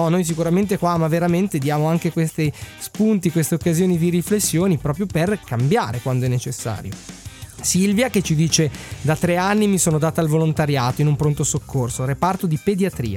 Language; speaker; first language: Italian; native; Italian